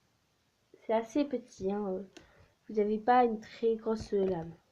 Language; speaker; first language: French; native; French